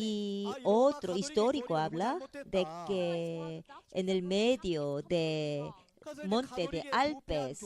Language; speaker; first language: Spanish; non-native, fluent; Korean